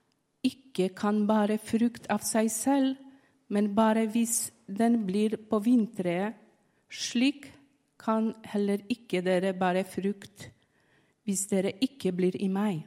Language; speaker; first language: Norwegian; non-native, fluent; Polish